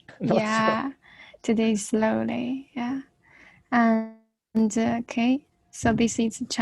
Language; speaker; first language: English; non-native, learner; Chinese